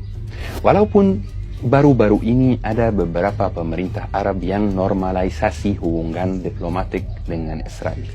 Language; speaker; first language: Indonesian; non-native, fluent; Arabic